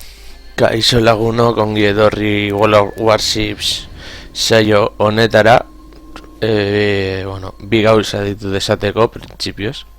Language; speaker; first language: Basque; non-native, local second language; Spanish